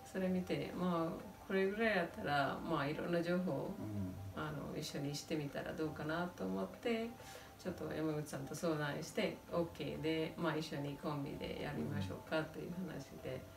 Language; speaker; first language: Japanese; non-native, fluent; Telugu